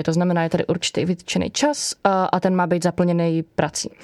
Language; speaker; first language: Czech; native; Czech